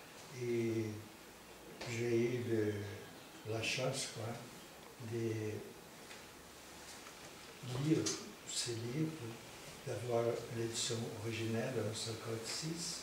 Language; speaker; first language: French; non-native, fluent; Portuguese